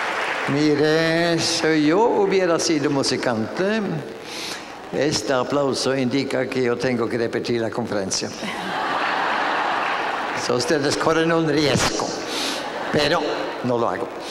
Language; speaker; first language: Spanish; non-native, fluent; Norwegian